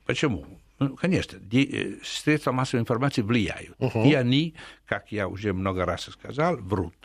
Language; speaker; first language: Russian; non-native, fluent; Italian